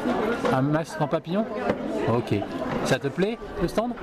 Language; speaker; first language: French; native; French